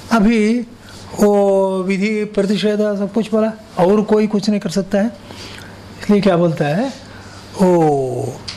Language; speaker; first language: Hindi; non-native, local second language; Kannada